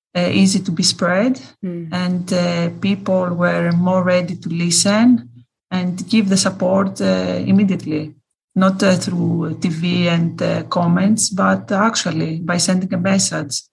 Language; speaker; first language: English; non-native, fluent; Greek